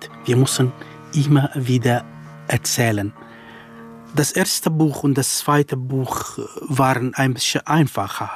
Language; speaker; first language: German; non-native, fluent; Kurdish